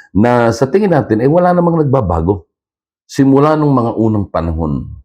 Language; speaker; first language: Filipino; native; Filipino